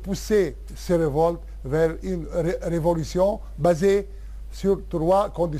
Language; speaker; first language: French; non-native, local second language; Arabic